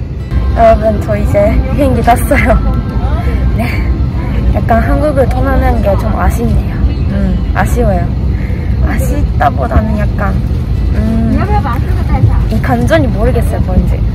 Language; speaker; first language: Korean; non-native, fluent; Japanese